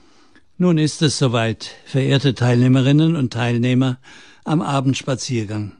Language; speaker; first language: German; native; German